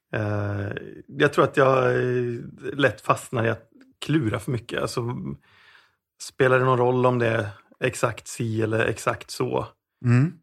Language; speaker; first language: Swedish; native; Swedish